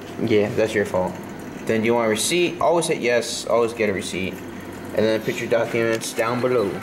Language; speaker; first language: English; native; English